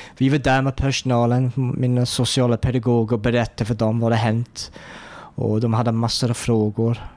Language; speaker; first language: Swedish; non-native, fluent; English